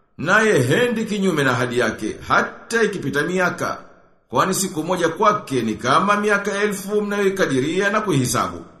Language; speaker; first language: Swahili; native; Swahili